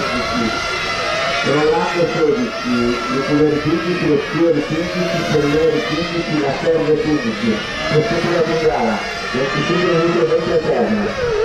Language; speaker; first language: Italian; native; Italian